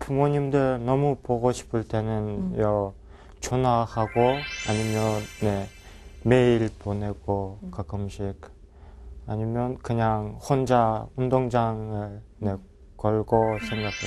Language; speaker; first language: Korean; non-native, learner; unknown